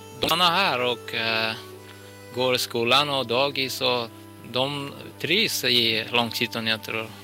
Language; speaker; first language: Swedish; non-native, learner; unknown